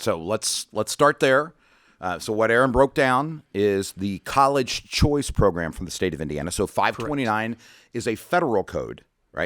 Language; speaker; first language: English; native; English